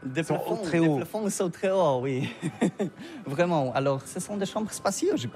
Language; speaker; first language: French; non-native, learner; Polish